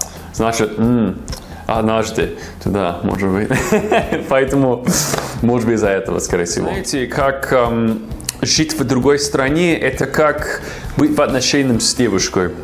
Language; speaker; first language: Russian; non-native, fluent; English